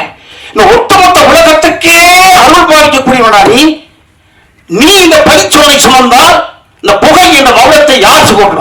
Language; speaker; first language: Tamil; native; Tamil